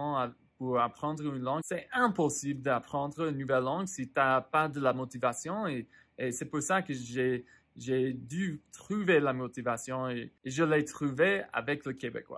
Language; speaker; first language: French; non-native, fluent; English